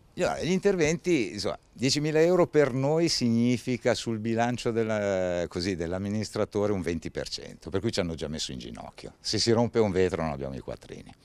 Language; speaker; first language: Italian; native; Italian